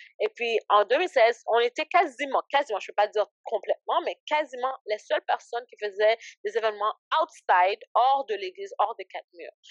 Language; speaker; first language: French; early bilingual, other home language; Haitian Creole